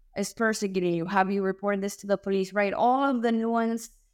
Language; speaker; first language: English; early bilingual, other home language; Spanish